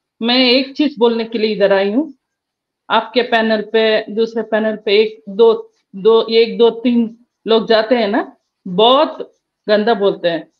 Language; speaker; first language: Hindi; non-native, local second language; Kannada